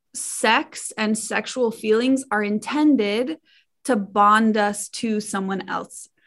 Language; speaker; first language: English; native; English